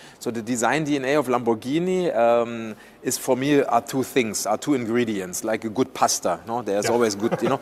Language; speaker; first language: English; non-native, fluent; German